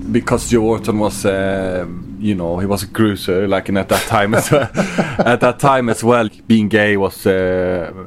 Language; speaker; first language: English; non-native, fluent; Swedish